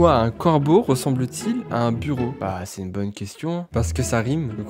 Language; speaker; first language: French; native; French